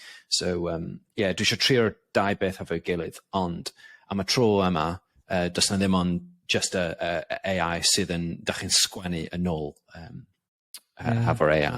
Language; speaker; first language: Welsh; non-native, local second language; English